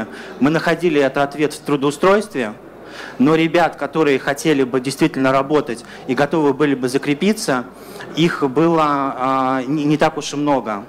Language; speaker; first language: Russian; native; Russian